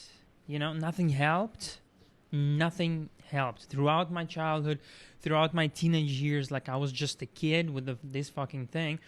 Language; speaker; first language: English; non-native, fluent; Russian